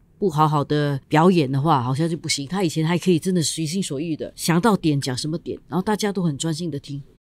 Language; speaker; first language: Chinese; native; Chinese